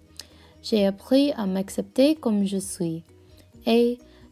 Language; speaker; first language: French; non-native, learner; English